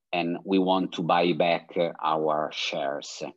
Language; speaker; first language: English; non-native, fluent; Italian